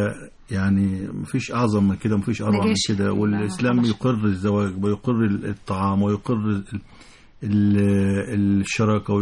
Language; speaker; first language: Arabic; native; Arabic